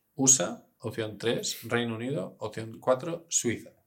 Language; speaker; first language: Spanish; early bilingual, other home language; English